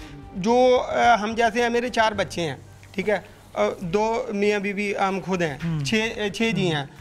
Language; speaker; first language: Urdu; non-native, local second language; Punjabi